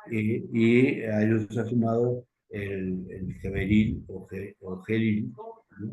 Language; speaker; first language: Spanish; native; Spanish